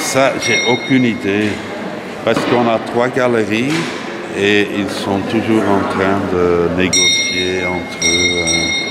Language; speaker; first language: French; non-native, local second language; Dutch